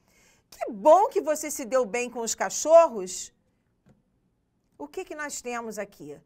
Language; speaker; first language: Portuguese; native; Portuguese